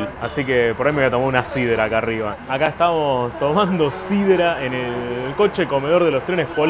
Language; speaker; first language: Spanish; native; Spanish